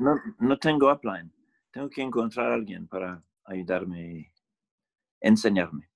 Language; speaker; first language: Spanish; non-native, learner; English